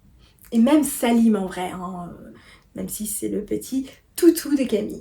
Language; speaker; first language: French; native; French